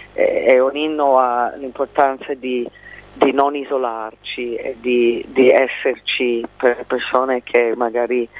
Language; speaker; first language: Italian; non-native, fluent; English